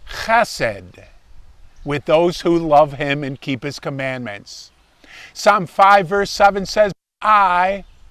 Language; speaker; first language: English; native; English